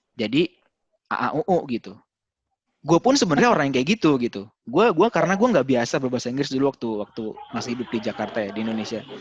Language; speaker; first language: Indonesian; native; Indonesian